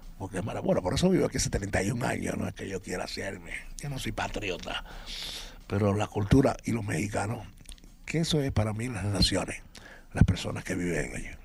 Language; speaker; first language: Spanish; native; Spanish